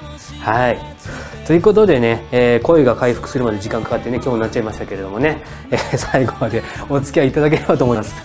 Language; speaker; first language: Japanese; native; Japanese